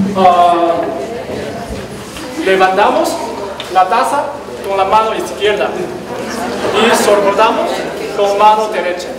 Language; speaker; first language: Spanish; non-native, learner; Chinese